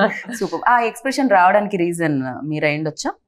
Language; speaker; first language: Telugu; native; Telugu